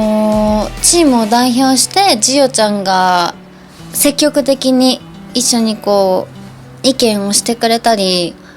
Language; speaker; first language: Japanese; native; Japanese